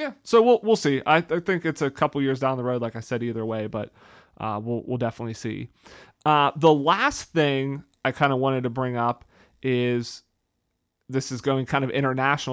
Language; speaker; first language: English; native; English